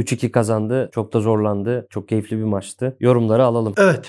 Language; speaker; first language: Turkish; native; Turkish